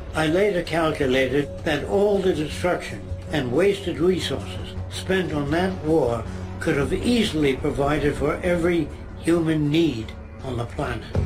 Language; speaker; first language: English; native; English